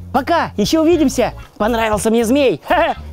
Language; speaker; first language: Russian; native; Russian